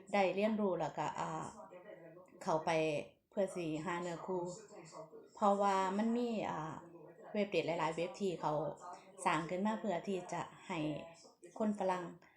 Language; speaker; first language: Thai; non-native, local second language; Northeastern Thai